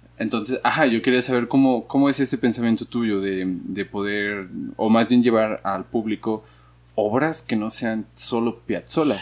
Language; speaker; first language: Spanish; native; Spanish